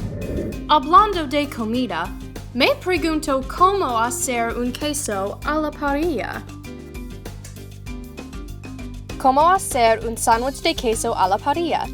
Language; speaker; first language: Spanish; non-native, learner; English